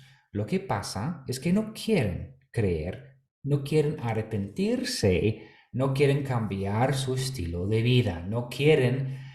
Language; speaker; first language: Spanish; non-native, fluent; English